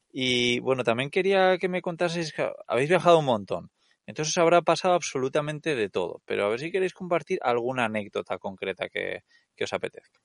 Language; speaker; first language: Spanish; native; Spanish